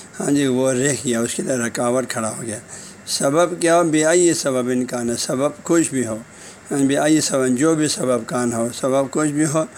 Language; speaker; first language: Urdu; non-native, local second language; Balti